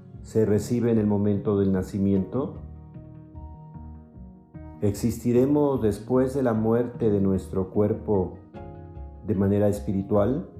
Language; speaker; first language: Spanish; native; Spanish